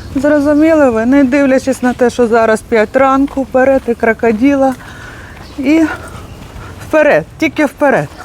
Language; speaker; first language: Ukrainian; native; Ukrainian